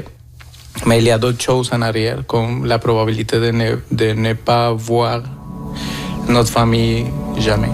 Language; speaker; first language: French; non-native, fluent; Spanish